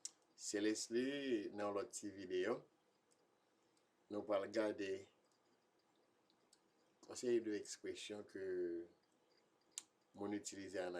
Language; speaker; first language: French; non-native, local second language; Haitian Creole